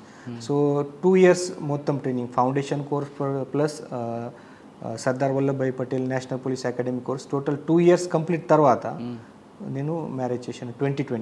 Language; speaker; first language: Telugu; non-native, learner; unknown